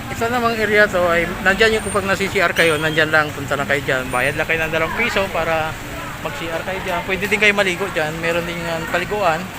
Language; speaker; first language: Filipino; native; Filipino